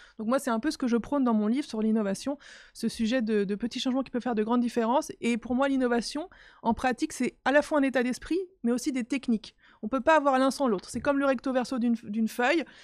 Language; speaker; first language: French; native; French